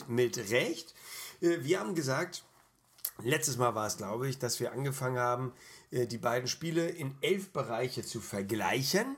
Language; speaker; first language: German; native; German